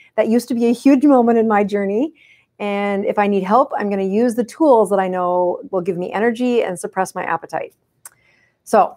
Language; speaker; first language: English; native; English